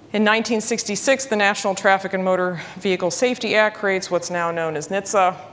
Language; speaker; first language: English; native; English